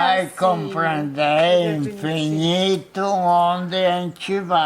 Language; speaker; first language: Portuguese; non-native, fluent; Polish